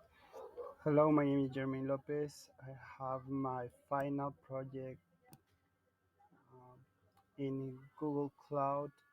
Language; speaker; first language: English; non-native, learner; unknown